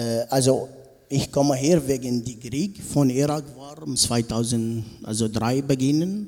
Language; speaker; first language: German; non-native, learner; Arabic